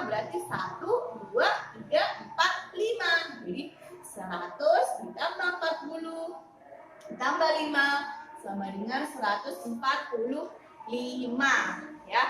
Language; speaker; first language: Indonesian; native; Indonesian